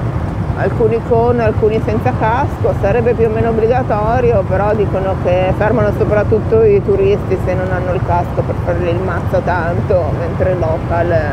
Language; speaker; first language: Italian; native; Italian